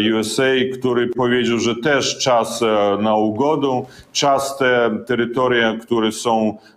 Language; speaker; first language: Polish; non-native, fluent; Russian